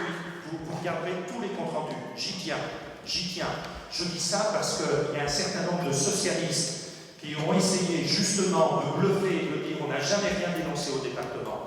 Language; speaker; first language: French; native; French